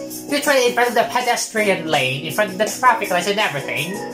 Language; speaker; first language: English; non-native, local second language; Filipino